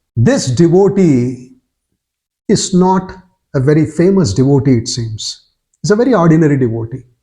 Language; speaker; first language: English; non-native, local second language; Kannada